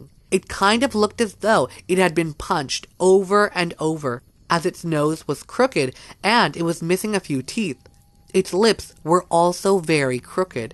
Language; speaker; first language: English; native; English